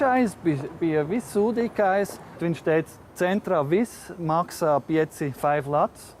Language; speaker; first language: Latvian; non-native, learner; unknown